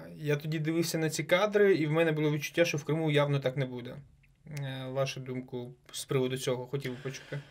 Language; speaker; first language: Ukrainian; non-native, local second language; Crimean Tatar